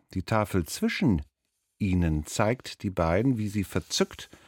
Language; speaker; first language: German; native; German